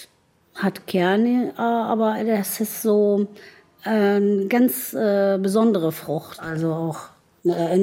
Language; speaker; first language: German; non-native, fluent; Arabic